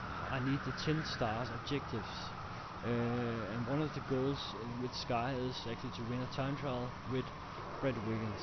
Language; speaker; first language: English; non-native, fluent; Danish